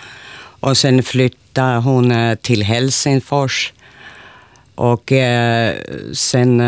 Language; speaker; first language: Swedish; non-native, local second language; Finnish